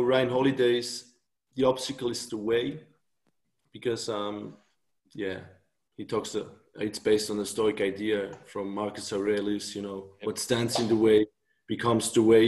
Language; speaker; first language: English; non-native, fluent; Swiss German